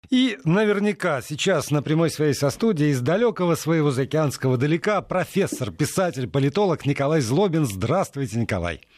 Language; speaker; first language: Russian; native; Russian